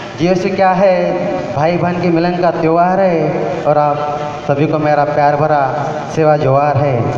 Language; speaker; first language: Hindi; non-native, local second language; Marathi